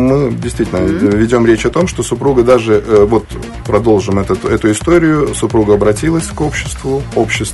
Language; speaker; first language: Russian; native; Russian